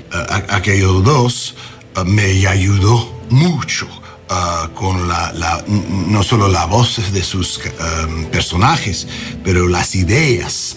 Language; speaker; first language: Spanish; non-native, learner; English